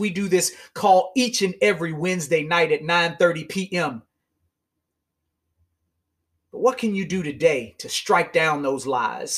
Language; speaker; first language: English; native; English